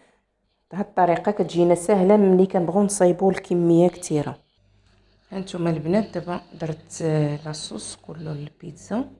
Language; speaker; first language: Arabic; native; Arabic